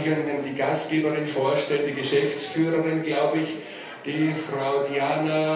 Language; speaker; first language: German; native; German